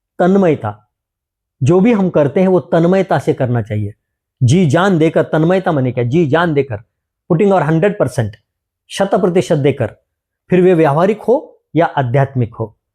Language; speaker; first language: Hindi; non-native, local second language; Marathi